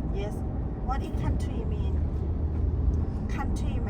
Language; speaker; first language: English; non-native, learner; Thai